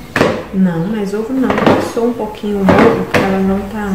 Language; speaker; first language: Portuguese; native; Portuguese